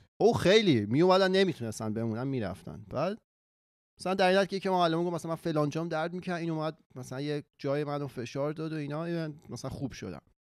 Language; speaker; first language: Persian; native; Persian